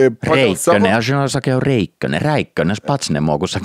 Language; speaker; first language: Lithuanian; non-native, learner; Finnish